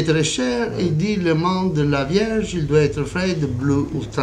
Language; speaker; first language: French; non-native, fluent; Italian